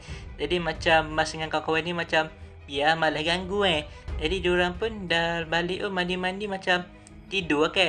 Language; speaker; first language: Malay; native; Malay